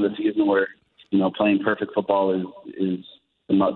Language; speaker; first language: English; native; English